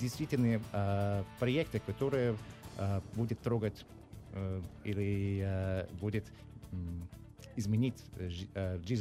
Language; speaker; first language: Russian; non-native, learner; English